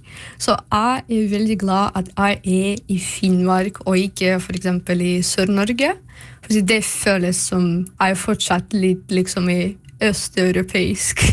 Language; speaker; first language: Norwegian; non-native, learner; Belarusian